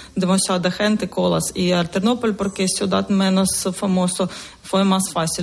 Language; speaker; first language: Spanish; non-native, learner; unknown